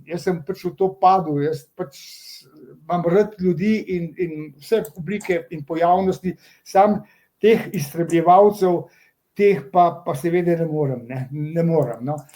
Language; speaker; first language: Slovenian; native; Slovenian